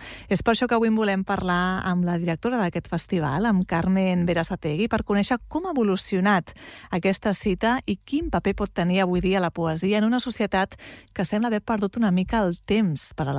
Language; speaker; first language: Catalan; native; Catalan